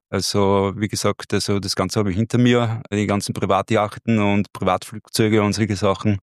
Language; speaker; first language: German; native; German